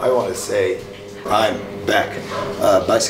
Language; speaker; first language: English; non-native, learner; Tibetan